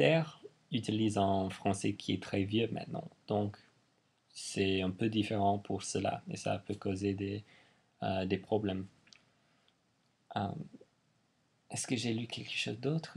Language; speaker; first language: French; non-native, fluent; English